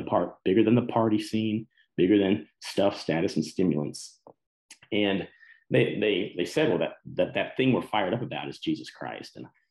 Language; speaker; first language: English; native; English